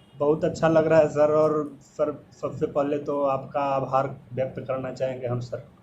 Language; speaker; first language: Hindi; native; Hindi